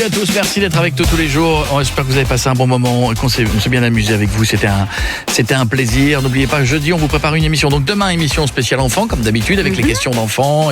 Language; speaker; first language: French; native; French